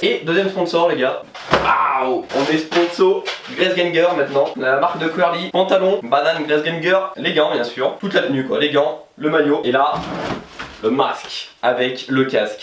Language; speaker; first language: French; native; French